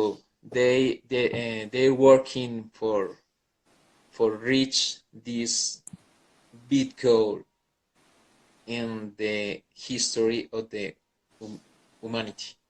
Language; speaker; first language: English; non-native, learner; Spanish